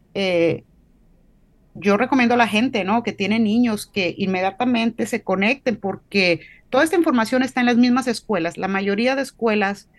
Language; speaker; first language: Spanish; native; Spanish